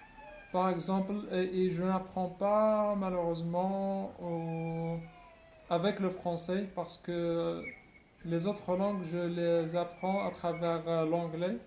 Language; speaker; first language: French; non-native, local second language; Arabic